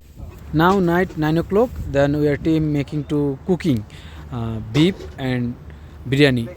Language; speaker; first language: English; non-native, learner; Bangla